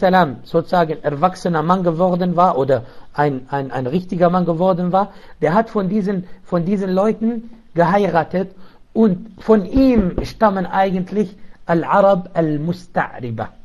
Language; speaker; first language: German; non-native, local second language; Arabic